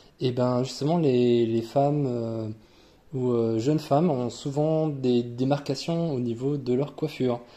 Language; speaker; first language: French; native; French